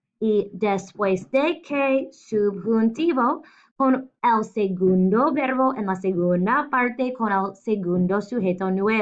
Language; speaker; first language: Spanish; non-native, fluent; English